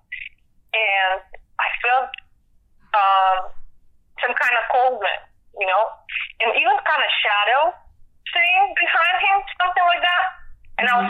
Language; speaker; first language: English; non-native, fluent; Russian